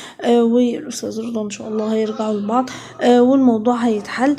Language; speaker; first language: Arabic; native; Arabic